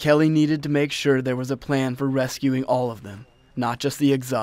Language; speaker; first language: English; native; English